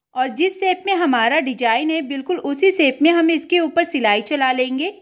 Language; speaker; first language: Hindi; native; Hindi